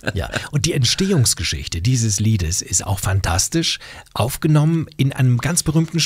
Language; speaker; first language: German; native; German